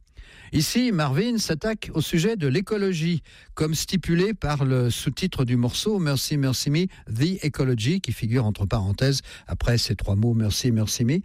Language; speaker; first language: French; native; French